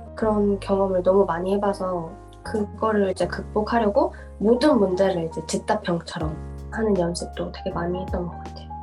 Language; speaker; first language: Korean; native; Korean